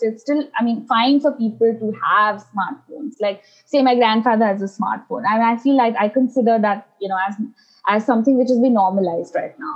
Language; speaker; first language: English; non-native, local second language; Nepali